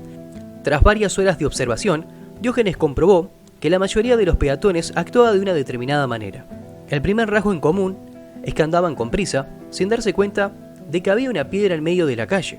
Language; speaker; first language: Spanish; native; Spanish